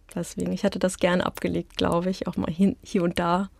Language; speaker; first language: German; early bilingual, other home language; Russian